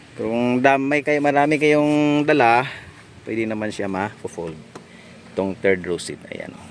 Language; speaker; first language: Filipino; non-native, local second language; Cebuano